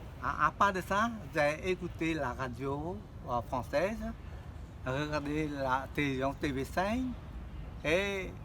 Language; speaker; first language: French; non-native, fluent; Khmer